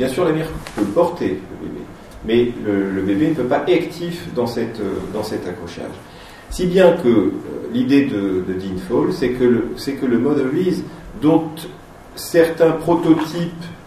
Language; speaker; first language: French; native; French